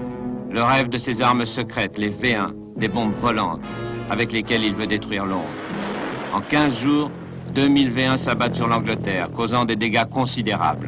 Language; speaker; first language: French; native; French